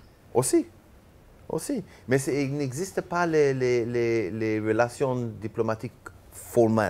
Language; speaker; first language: French; non-native, learner; Hebrew